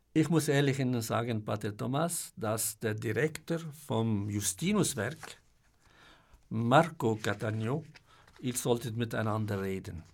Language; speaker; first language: German; non-native, fluent; Arabic